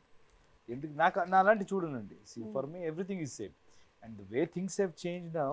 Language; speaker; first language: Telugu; non-native, fluent; Kannada